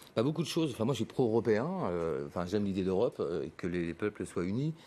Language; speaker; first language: French; native; French